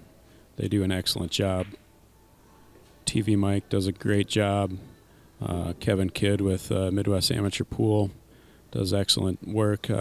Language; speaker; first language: English; native; English